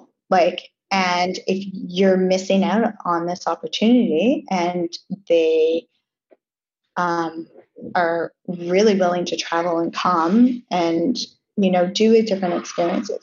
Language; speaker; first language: English; native; English